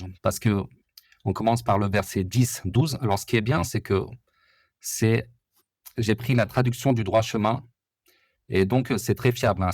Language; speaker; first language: French; native; French